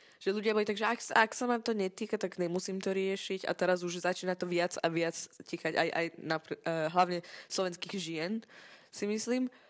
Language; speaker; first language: Slovak; non-native, fluent; Persian